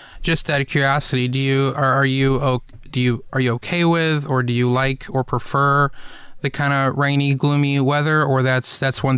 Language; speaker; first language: English; native; English